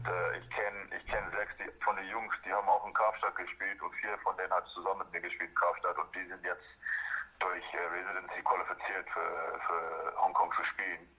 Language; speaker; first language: German; non-native, fluent; Afrikaans